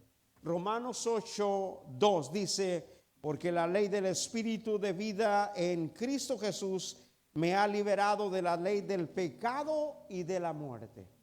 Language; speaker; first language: Spanish; native; Spanish